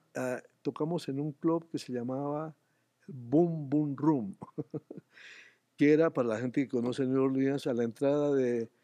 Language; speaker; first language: Spanish; native; Spanish